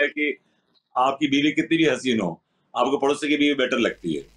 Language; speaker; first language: Hindi; native; Hindi